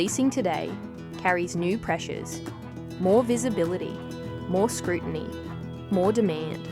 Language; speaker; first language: English; native; English